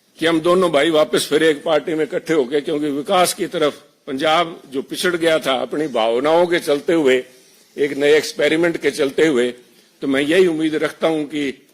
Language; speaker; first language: Urdu; non-native, local second language; Punjabi